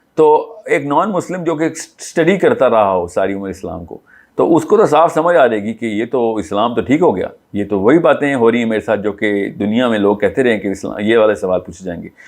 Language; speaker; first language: Urdu; native; Urdu